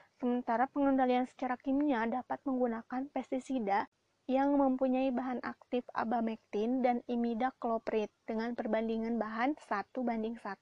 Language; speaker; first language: Indonesian; native; Indonesian